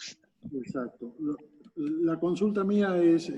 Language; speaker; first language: Spanish; native; Spanish